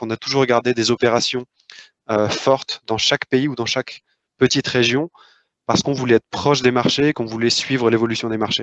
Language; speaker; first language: French; native; French